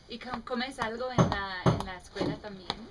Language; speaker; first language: Spanish; non-native, fluent; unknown